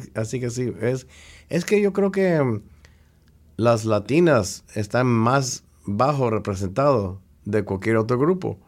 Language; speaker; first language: Spanish; early bilingual, heritage; Spanish